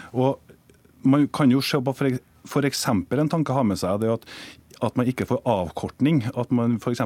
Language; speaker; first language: Norwegian; native; Norwegian